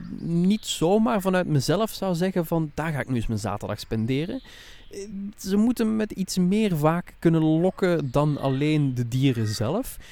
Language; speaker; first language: Dutch; native; Dutch